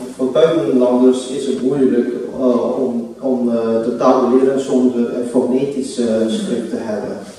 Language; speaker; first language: Dutch; non-native, learner; Cantonese